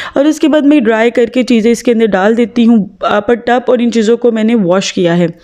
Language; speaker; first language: Urdu; native; Urdu